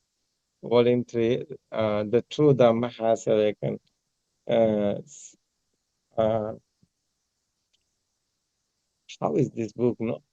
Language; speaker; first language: English; non-native, learner; Sinhala